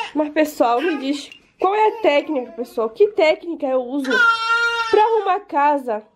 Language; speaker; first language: Portuguese; native; Portuguese